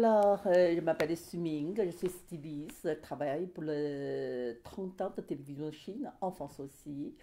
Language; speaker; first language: French; non-native, learner; Chinese